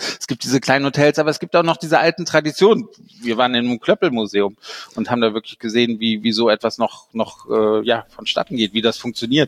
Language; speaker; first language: German; native; German